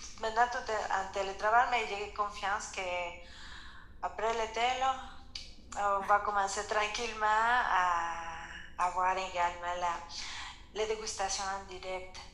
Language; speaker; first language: French; non-native, fluent; Spanish